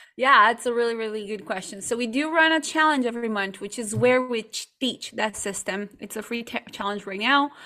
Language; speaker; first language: English; non-native, fluent; Portuguese